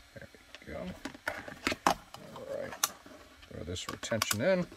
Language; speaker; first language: English; native; English